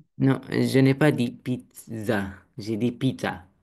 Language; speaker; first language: French; non-native, learner; Romanian